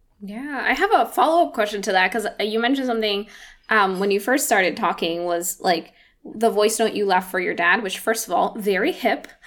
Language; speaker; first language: English; early bilingual, other home language; Spanish